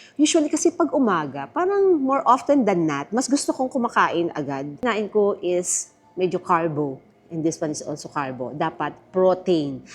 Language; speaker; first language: Filipino; native; Filipino